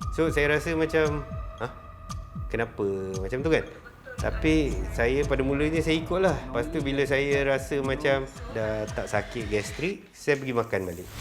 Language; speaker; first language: Malay; native; Malay